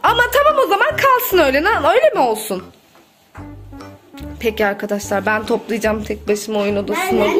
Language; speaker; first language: Turkish; native; Turkish